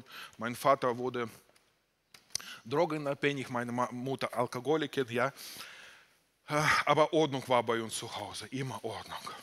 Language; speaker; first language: German; non-native, fluent; Russian